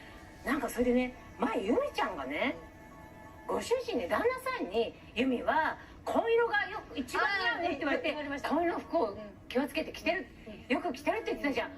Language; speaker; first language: Japanese; native; Japanese